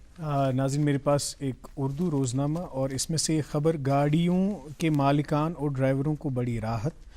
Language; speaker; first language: Urdu; non-native, local second language; Kashmiri